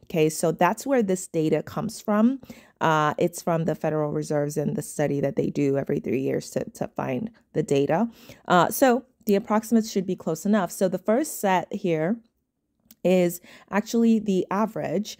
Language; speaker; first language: English; native; English